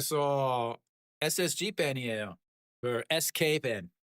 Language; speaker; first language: Korean; non-native, learner; English